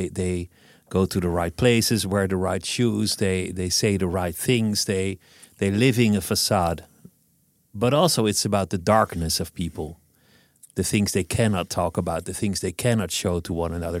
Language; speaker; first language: English; non-native, fluent; Dutch